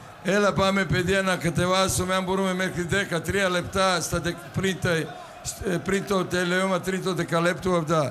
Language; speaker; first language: Greek; non-native, fluent; Serbian